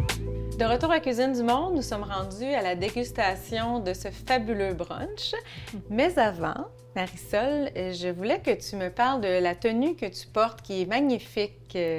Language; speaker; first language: French; native; French